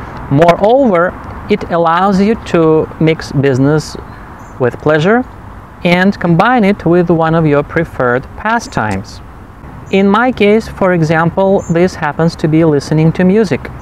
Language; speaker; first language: English; non-native, fluent; Russian